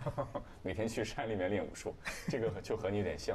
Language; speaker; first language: Chinese; native; Chinese